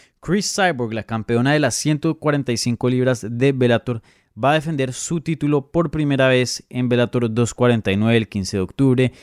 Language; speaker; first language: Spanish; native; Spanish